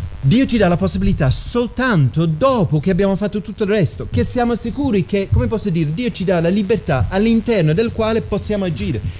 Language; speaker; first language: Italian; non-native, fluent; English